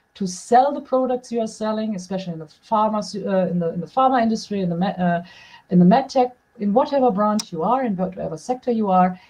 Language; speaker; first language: English; non-native, fluent; German